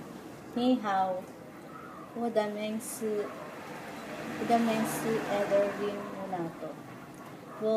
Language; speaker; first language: Chinese; non-native, learner; Filipino